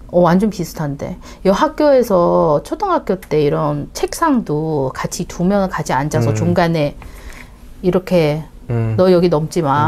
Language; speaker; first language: Korean; non-native, learner; Chinese